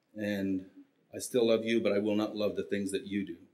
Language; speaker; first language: English; early bilingual, heritage; Spanish